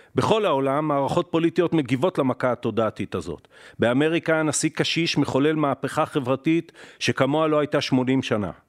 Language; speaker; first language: Hebrew; native; Hebrew